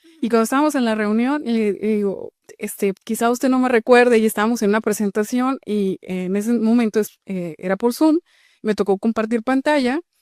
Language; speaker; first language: Spanish; native; Spanish